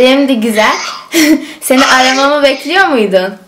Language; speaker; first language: Turkish; native; Turkish